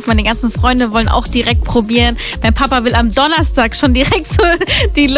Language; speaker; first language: German; native; German